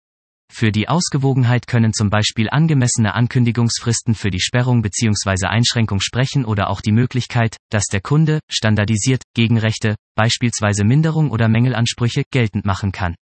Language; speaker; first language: German; native; German